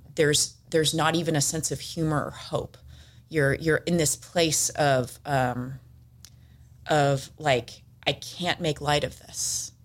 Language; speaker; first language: English; native; English